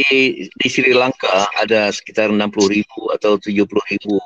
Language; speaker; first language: Malay; native; Malay